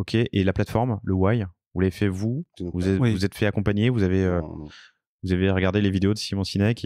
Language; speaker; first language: French; native; French